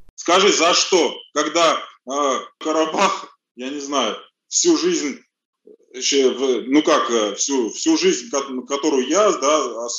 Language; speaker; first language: Russian; early bilingual, other home language; Armenian